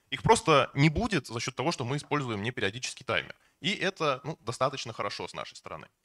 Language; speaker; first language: Russian; native; Russian